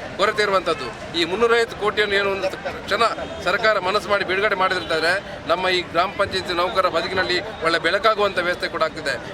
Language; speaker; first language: Kannada; native; Kannada